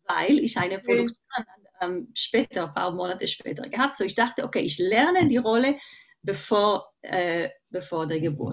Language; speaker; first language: German; non-native, fluent; Hebrew